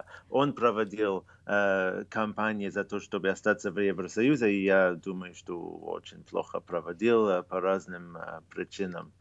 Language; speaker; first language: Russian; non-native, fluent; English